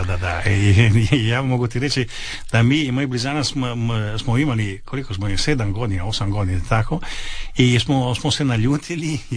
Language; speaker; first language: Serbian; non-native, fluent; Italian